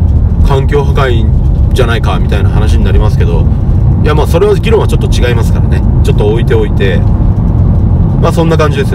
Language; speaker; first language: Japanese; native; Japanese